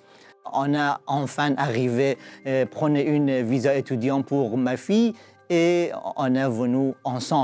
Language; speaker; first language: French; non-native, learner; Persian